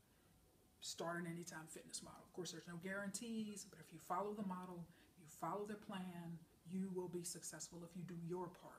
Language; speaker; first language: English; native; English